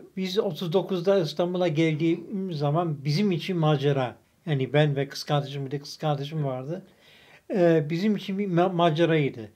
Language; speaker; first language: Turkish; early bilingual, other home language; German